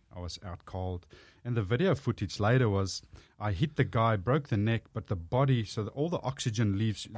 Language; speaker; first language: English; non-native, local second language; Afrikaans